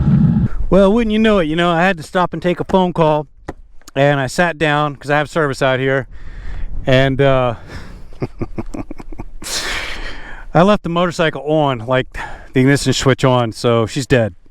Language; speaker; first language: English; native; English